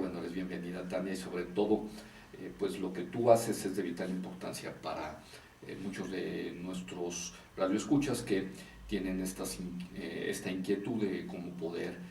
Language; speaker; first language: Spanish; native; Spanish